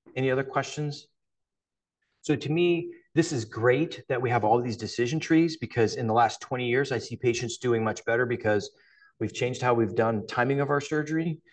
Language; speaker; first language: English; native; English